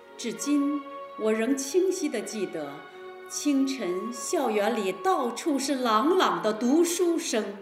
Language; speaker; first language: Chinese; native; Chinese